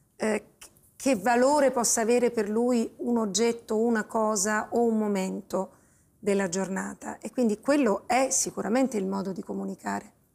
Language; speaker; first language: Italian; native; Italian